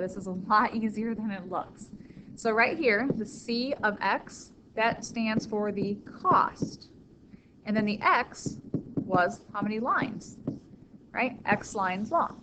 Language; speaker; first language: English; native; English